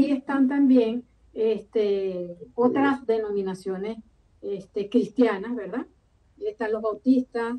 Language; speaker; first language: Spanish; native; Spanish